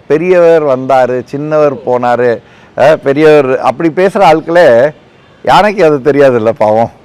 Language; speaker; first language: Tamil; native; Tamil